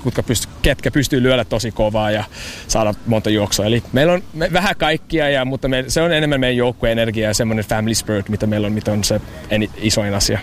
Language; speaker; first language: Finnish; non-native, learner; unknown